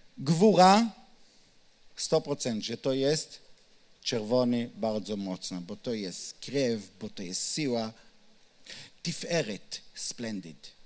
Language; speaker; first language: Polish; non-native, learner; Hebrew